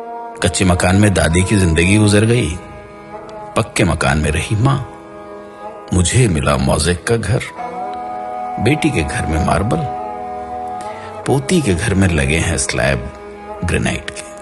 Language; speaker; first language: Hindi; native; Hindi